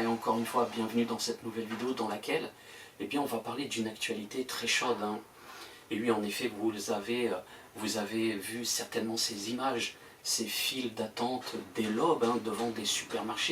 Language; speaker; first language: French; native; French